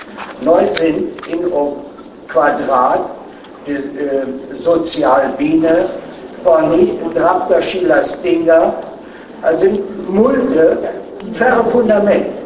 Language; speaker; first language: Romanian; non-native, learner; German